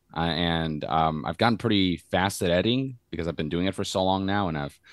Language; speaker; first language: English; non-native, fluent; Spanish